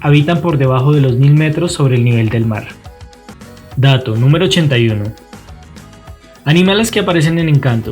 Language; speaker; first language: Spanish; native; Spanish